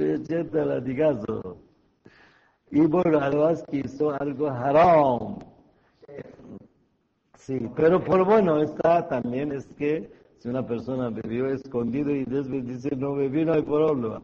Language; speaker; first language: Spanish; non-native, fluent; Persian